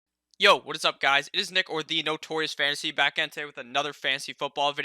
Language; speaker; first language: English; native; English